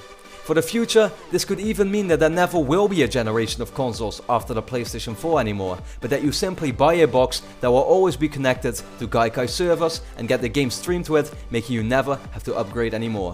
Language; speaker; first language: English; non-native, fluent; Dutch